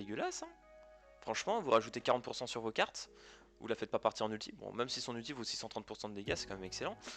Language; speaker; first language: French; native; French